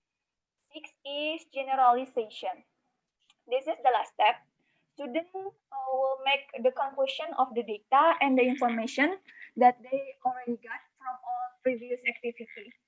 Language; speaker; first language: English; non-native, learner; Indonesian